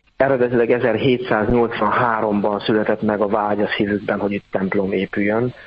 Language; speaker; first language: Hungarian; native; Hungarian